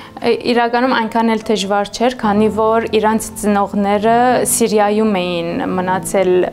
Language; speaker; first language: Armenian; early bilingual, heritage; Armenian